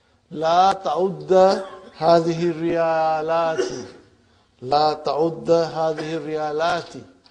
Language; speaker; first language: Arabic; non-native, fluent; Urdu